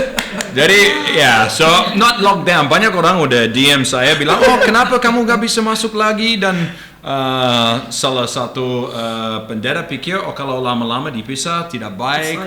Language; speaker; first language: Indonesian; non-native, learner; English